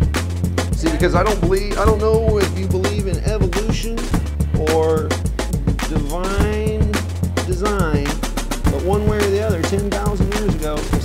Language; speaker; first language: English; native; English